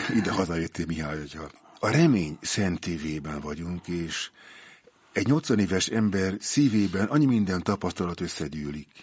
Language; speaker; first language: Hungarian; native; Hungarian